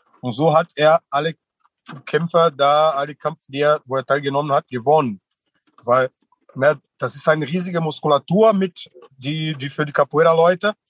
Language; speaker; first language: German; non-native, fluent; Portuguese